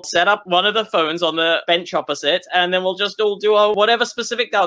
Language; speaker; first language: English; native; English